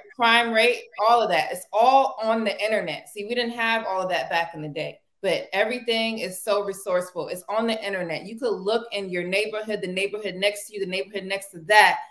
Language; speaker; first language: English; native; English